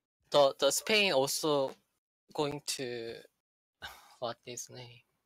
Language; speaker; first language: English; non-native, learner; Korean